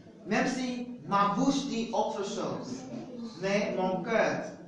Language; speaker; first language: French; non-native, learner; English